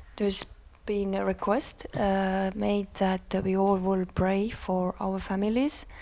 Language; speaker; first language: English; non-native, fluent; Estonian